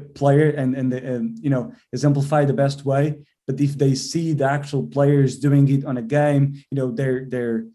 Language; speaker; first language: English; non-native, fluent; Portuguese